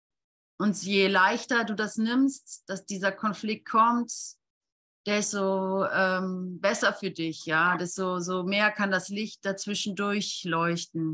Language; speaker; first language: German; native; German